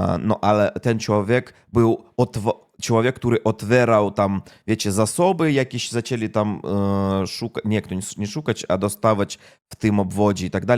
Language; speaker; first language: Polish; non-native, fluent; Russian